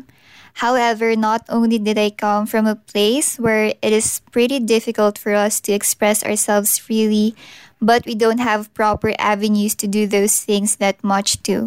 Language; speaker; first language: English; non-native, local second language; Filipino